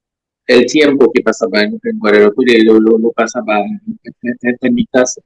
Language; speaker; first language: Spanish; non-native, learner; French